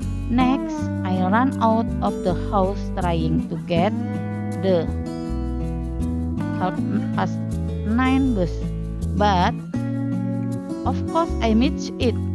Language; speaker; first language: English; non-native, fluent; Indonesian